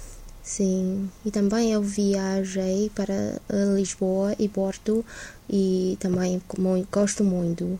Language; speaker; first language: Portuguese; non-native, learner; Chinese